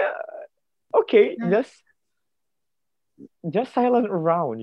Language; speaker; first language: English; non-native, fluent; Indonesian